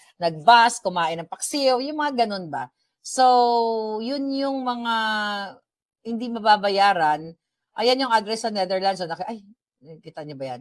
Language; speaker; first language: Filipino; native; Filipino